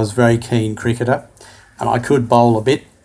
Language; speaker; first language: English; native; English